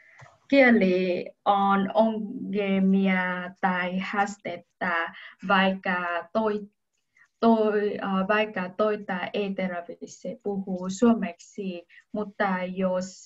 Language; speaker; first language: Finnish; non-native, learner; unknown